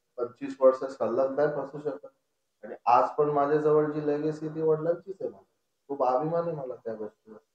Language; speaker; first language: Marathi; non-native, local second language; Konkani